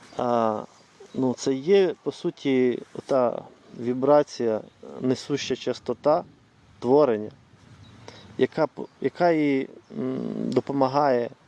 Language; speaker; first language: Ukrainian; non-native, local second language; Russian